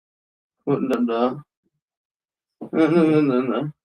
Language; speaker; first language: Swedish; early bilingual, other home language; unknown